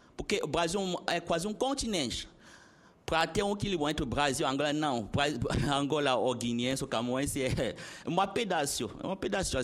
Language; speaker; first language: Portuguese; non-native, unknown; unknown